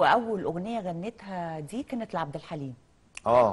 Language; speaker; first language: Arabic; native; Arabic